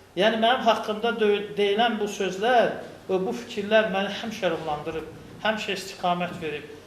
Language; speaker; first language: Azerbaijani; non-native, local second language; Lezghian